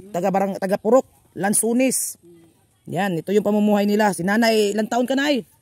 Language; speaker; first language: Filipino; non-native, local second language; Cebuano